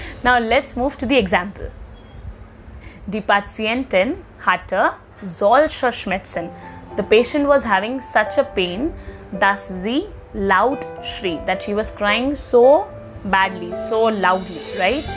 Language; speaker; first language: English; non-native, local second language; Hindi